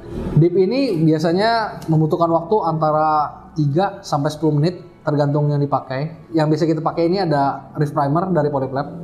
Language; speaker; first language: Indonesian; native; Indonesian